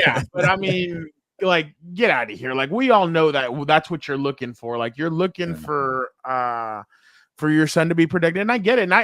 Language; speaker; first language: English; native; English